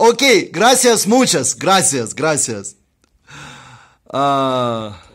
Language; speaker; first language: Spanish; non-native, learner; Russian